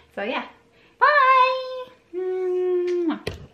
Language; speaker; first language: English; non-native, local second language; Filipino